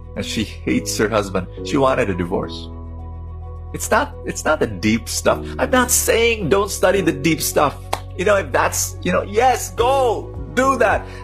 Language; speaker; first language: English; non-native, local second language; Filipino